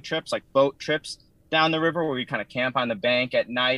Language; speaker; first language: English; native; English